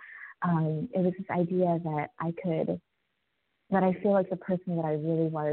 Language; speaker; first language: English; native; English